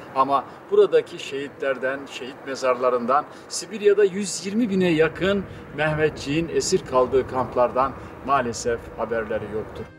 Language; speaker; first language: Turkish; native; Turkish